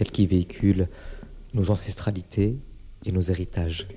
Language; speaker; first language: French; native; French